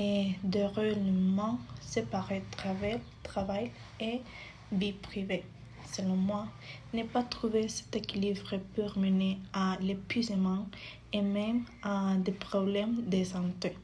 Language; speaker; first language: French; non-native, fluent; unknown